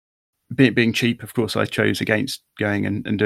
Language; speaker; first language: English; native; English